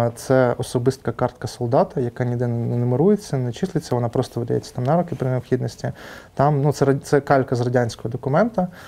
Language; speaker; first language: Ukrainian; non-native, local second language; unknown